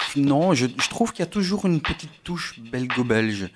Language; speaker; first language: French; native; French